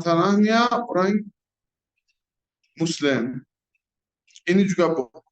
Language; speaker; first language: Indonesian; non-native, fluent; Persian